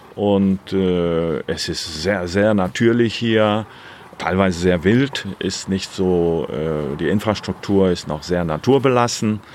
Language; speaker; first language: German; native; German